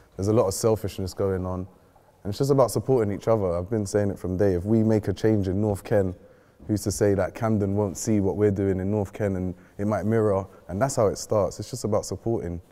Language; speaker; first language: English; native; English